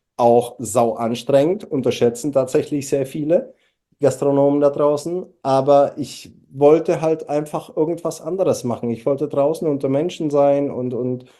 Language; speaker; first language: German; early bilingual, other home language; Czech